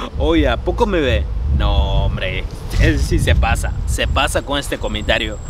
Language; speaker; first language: Spanish; non-native, fluent; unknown